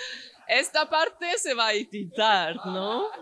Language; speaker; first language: Spanish; non-native, fluent; English